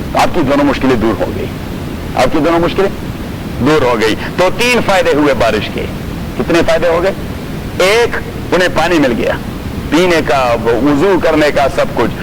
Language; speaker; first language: Urdu; non-native, local second language; Pashto